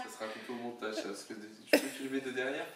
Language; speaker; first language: French; native; French